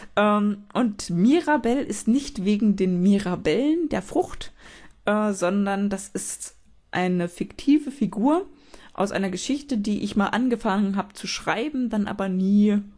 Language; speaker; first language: German; native; German